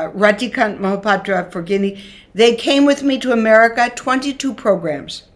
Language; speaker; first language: English; native; English